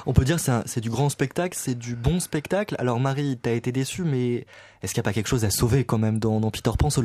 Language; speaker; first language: French; native; French